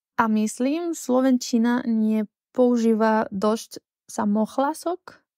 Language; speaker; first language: Slovak; non-native, learner; Spanish